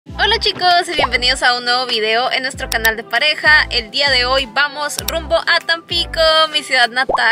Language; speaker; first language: Spanish; native; Spanish